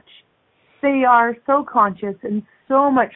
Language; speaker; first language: English; native; English